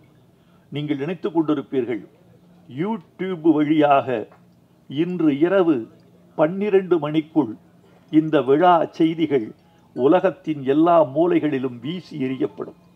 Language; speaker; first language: Tamil; native; Tamil